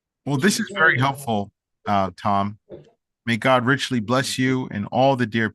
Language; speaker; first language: English; native; English